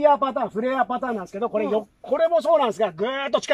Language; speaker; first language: Japanese; native; Japanese